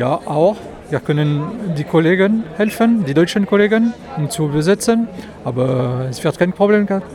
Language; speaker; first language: German; non-native, learner; French